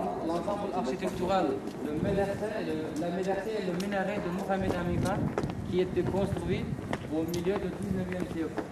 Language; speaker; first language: French; non-native, fluent; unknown